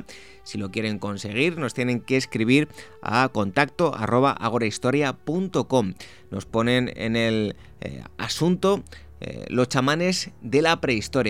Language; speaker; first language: Spanish; native; Spanish